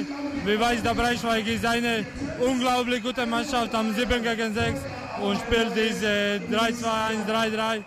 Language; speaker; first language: German; non-native, learner; Croatian